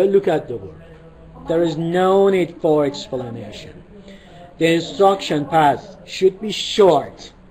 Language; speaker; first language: English; non-native, fluent; Persian